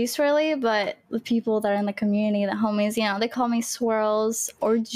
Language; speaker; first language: English; non-native, fluent; Greek